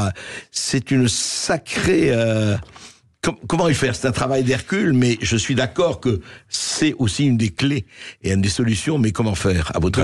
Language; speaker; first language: French; native; French